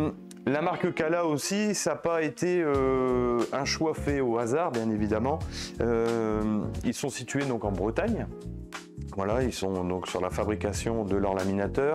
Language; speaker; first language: French; native; French